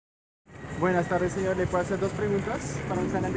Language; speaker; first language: Spanish; non-native, fluent; French